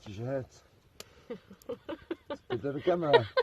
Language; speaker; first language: Welsh; native; Welsh